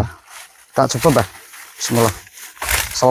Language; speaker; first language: Indonesian; native; Indonesian